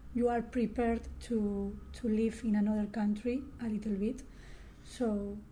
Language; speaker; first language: English; non-native, learner; Spanish